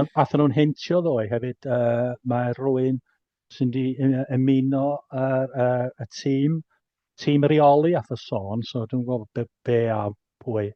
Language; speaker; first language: Welsh; native; Welsh